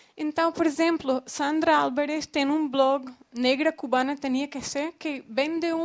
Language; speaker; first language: Portuguese; non-native, fluent; English